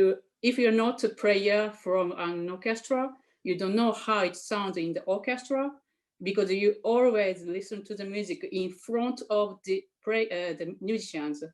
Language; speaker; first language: English; non-native, fluent; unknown